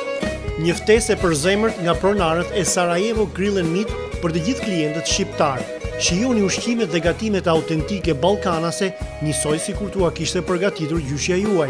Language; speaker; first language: Albanian; native; Albanian